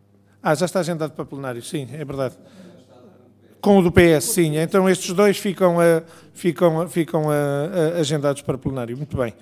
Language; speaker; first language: Portuguese; native; Portuguese